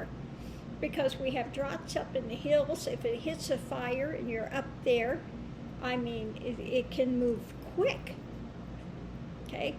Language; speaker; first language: English; native; English